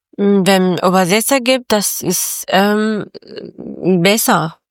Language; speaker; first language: German; non-native, learner; Persian